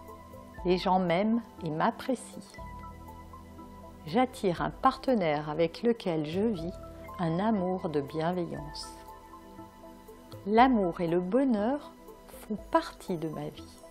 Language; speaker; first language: French; native; French